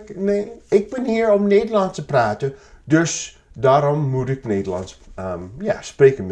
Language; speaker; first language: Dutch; non-native, learner; English